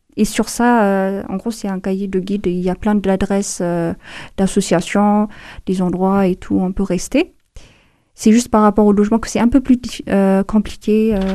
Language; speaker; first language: French; non-native, fluent; Amharic